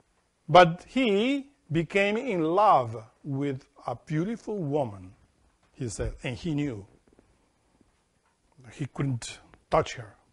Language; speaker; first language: English; non-native, fluent; Spanish